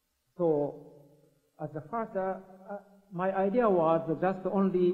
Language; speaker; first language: English; non-native, learner; Japanese